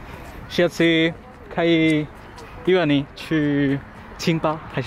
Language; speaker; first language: Chinese; non-native, learner; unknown